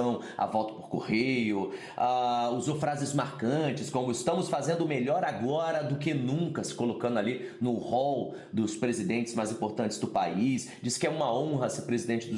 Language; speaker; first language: Portuguese; native; Portuguese